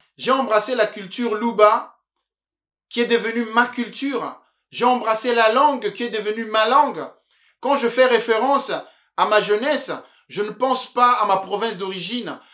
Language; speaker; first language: French; non-native, local second language; Luba-Lulua